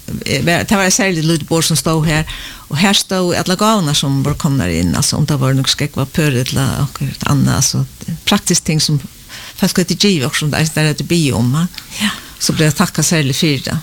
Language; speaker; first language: Danish; non-native, local second language; Faroese